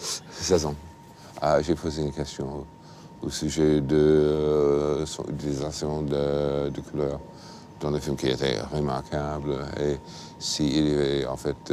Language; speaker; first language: French; non-native, fluent; English